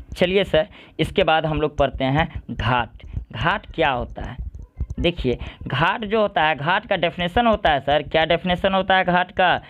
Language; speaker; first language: Hindi; native; Hindi